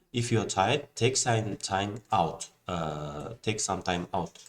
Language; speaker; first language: English; non-native, fluent; Kazakh